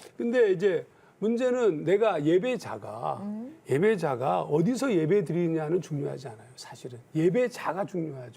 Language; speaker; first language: Korean; native; Korean